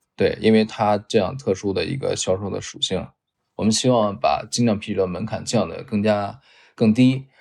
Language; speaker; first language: Chinese; native; Chinese